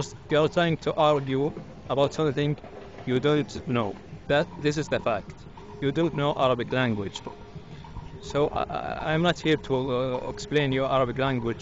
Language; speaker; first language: English; non-native, learner; Arabic